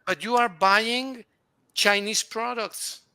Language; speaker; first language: English; non-native, fluent; Spanish